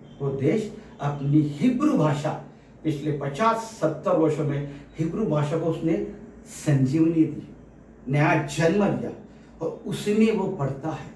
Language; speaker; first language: Hindi; native; Hindi